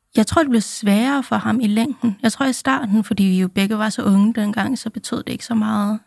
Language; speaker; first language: Danish; early bilingual, other home language; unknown